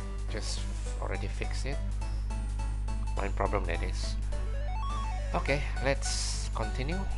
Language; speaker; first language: English; non-native, local second language; Malay